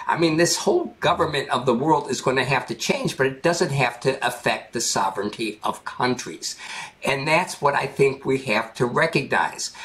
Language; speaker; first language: English; native; English